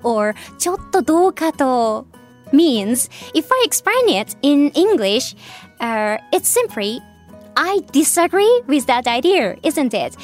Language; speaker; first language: English; non-native, fluent; Japanese